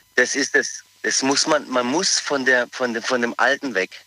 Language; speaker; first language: German; native; German